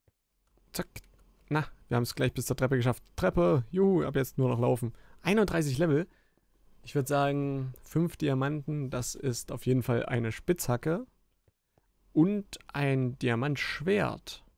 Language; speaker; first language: German; native; German